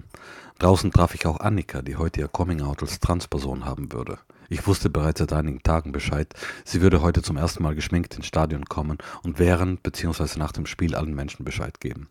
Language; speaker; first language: German; native; German